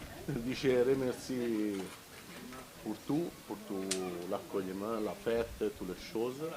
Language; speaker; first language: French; non-native, learner; Italian